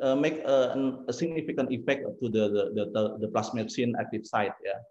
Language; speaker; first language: English; non-native, learner; Indonesian